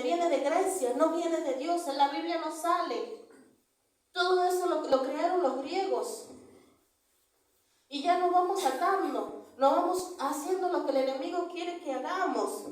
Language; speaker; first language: Spanish; native; Spanish